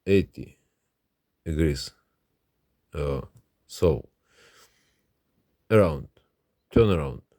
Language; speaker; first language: English; non-native, learner; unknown